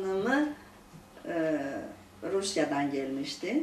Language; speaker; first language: Turkish; non-native, local second language; Greek